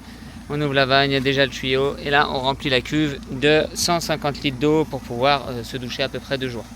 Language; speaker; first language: French; native; French